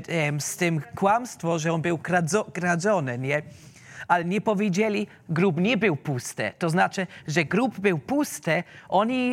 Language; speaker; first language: Polish; non-native, learner; German